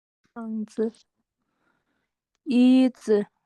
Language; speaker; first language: Chinese; non-native, learner; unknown